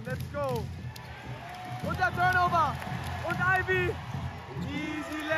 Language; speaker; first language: German; native; German